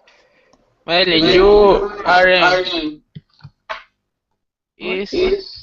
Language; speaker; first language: English; non-native, learner; Spanish